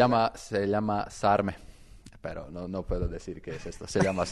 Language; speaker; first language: Spanish; non-native, learner; Croatian